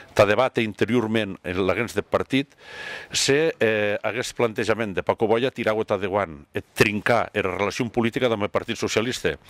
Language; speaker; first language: Catalan; non-native, local second language; Occitan